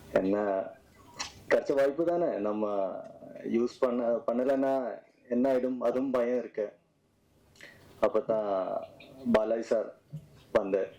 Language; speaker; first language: Tamil; non-native, learner; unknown